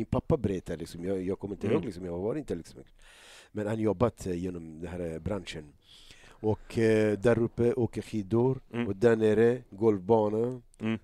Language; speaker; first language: Swedish; non-native, learner; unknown